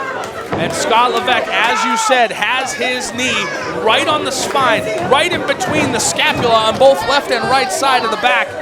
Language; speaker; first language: English; native; English